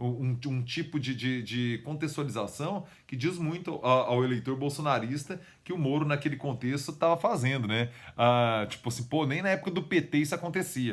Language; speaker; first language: Portuguese; native; Portuguese